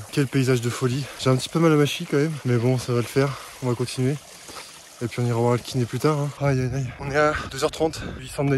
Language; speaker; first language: French; native; French